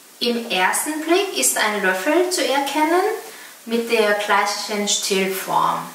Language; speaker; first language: German; non-native, fluent; Korean